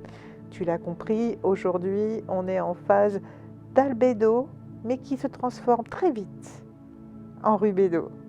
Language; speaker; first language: French; native; French